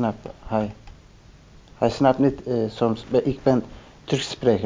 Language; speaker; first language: Dutch; non-native, learner; Turkish